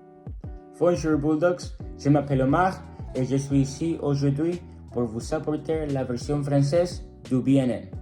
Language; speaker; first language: French; non-native, learner; English